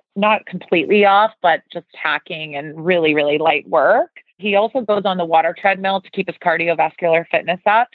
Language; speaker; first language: English; native; English